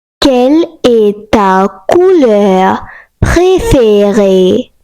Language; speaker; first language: French; non-native, fluent; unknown